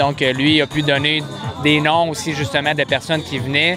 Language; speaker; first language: French; native; French